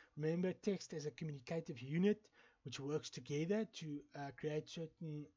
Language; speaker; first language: English; non-native, local second language; Afrikaans